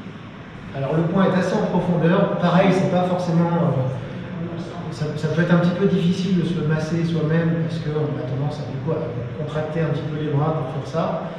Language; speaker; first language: French; native; French